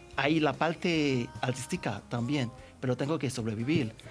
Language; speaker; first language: Spanish; non-native, learner; Haitian Creole